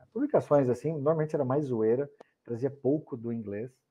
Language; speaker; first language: Portuguese; native; Portuguese